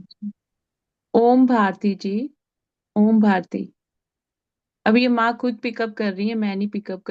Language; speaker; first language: Hindi; native; Hindi